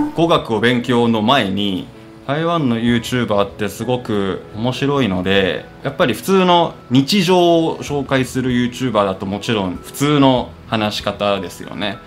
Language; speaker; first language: Japanese; native; Japanese